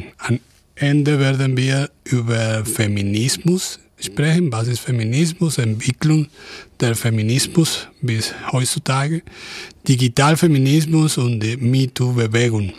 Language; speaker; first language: German; non-native, fluent; Spanish